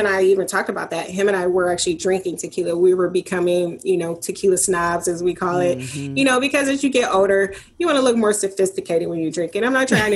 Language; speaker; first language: English; native; English